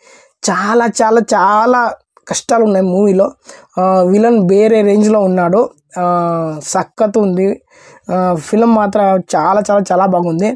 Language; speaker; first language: Telugu; non-native, local second language; Kannada